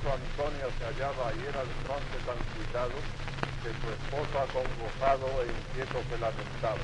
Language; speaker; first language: Spanish; native; Spanish